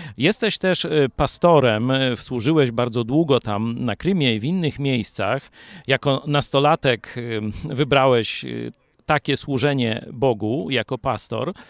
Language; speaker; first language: Polish; native; Polish